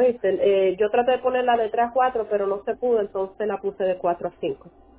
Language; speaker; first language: Spanish; early bilingual, heritage; Spanish